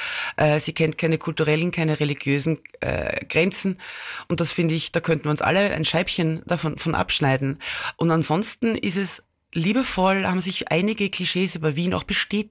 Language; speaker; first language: German; native; German